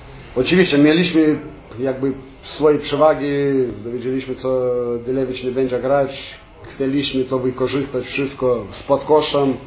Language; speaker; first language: Polish; non-native, fluent; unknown